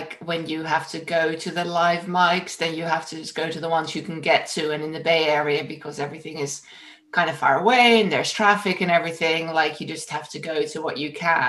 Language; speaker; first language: English; non-native, fluent; Dutch